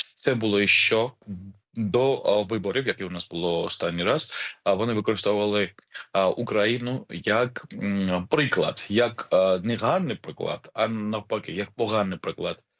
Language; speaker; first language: Ukrainian; non-native, fluent; Georgian